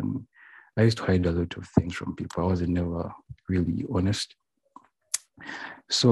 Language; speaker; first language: English; non-native, local second language; Ganda